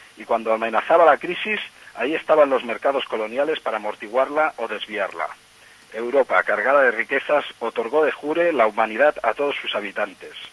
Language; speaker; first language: Spanish; non-native, local second language; Catalan